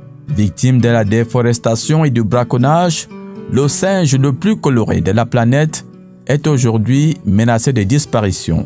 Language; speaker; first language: French; native; French